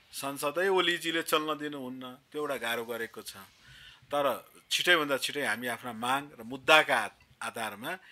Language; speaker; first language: Nepali; non-native, local second language; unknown